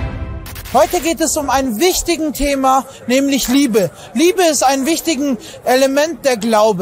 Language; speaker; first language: German; non-native, fluent; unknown